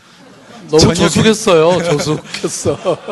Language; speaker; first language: Korean; native; Korean